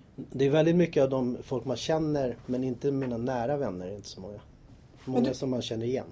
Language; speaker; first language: Swedish; native; Swedish